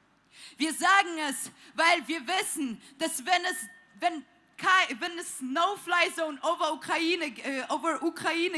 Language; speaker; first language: German; non-native, fluent; Ukrainian